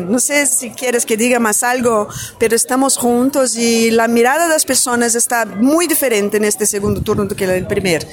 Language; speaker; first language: Spanish; non-native, fluent; Portuguese